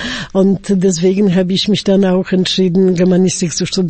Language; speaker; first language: German; non-native, fluent; Polish